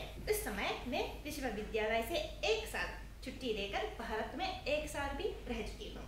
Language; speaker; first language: Hindi; non-native, fluent; Japanese